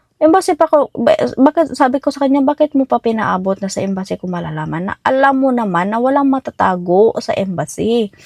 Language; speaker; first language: Filipino; non-native, local second language; Cebuano